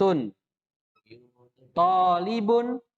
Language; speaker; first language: Arabic; non-native, fluent; Indonesian